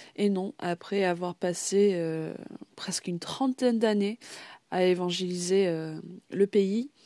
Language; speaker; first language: French; non-native, fluent; English